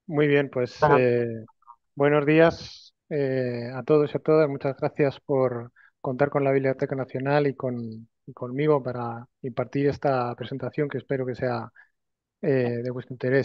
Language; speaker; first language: Spanish; native; Spanish